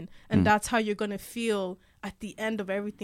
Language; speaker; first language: English; native; English